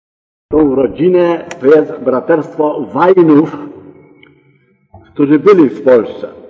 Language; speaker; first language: Polish; native; Polish